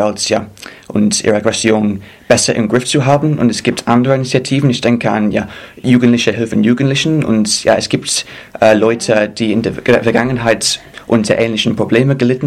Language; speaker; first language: German; non-native, fluent; English